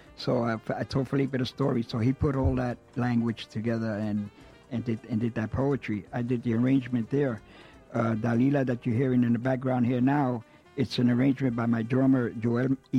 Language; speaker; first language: English; native; English